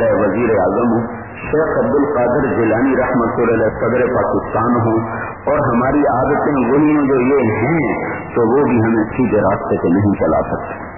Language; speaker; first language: Urdu; non-native, local second language; Punjabi